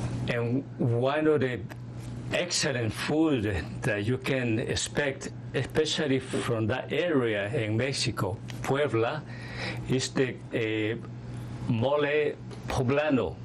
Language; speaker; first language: English; non-native, fluent; Spanish